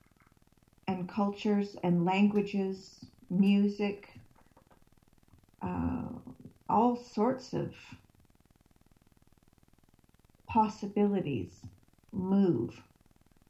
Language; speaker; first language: English; native; English